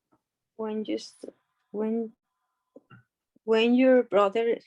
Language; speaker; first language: English; non-native, learner; Spanish